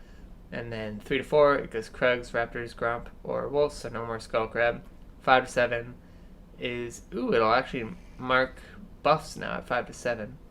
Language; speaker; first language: English; native; English